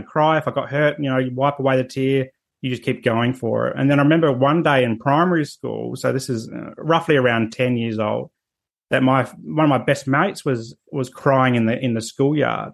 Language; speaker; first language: English; native; English